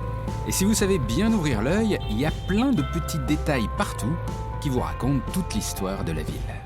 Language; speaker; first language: French; native; French